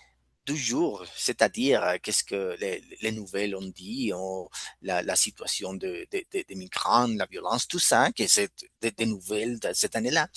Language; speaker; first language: French; non-native, fluent; Spanish